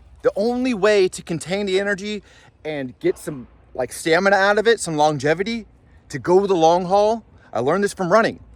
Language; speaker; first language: English; native; English